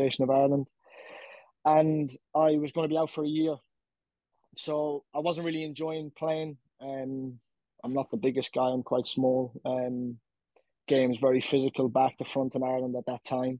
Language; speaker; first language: English; native; English